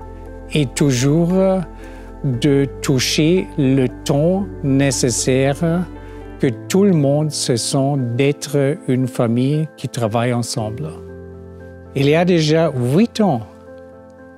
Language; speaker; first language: French; non-native, fluent; German